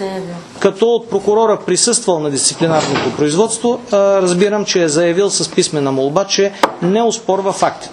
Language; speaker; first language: Bulgarian; native; Bulgarian